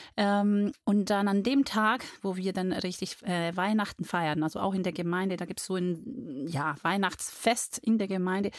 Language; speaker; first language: German; non-native, fluent; Portuguese